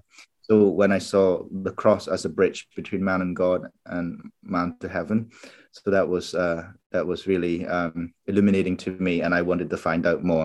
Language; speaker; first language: English; non-native, fluent; Khmer